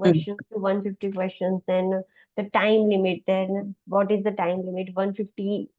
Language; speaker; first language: English; non-native, local second language; Gujarati